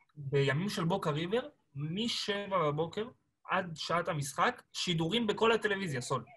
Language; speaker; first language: Hebrew; early bilingual, other home language; Spanish